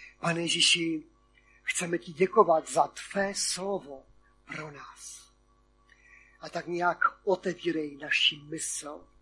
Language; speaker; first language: Czech; non-native, local second language; Polish